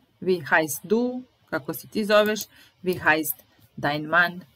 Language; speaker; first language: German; non-native, fluent; Serbian